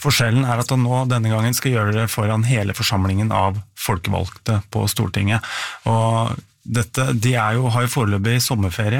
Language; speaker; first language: Norwegian; native; Norwegian